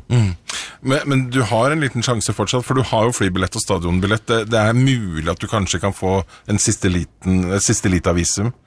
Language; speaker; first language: Norwegian; native; Norwegian